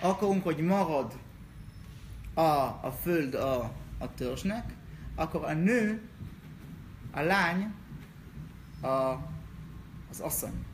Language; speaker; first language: Hungarian; non-native, learner; Hebrew